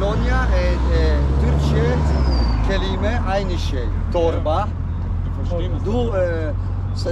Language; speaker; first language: Turkish; non-native, learner; Polish